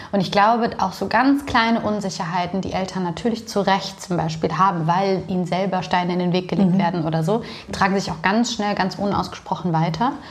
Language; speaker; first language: German; early bilingual, other home language; Bulgarian